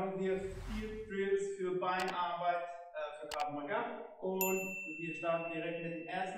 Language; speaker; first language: German; non-native, fluent; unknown